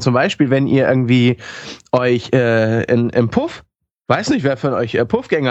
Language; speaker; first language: German; native; German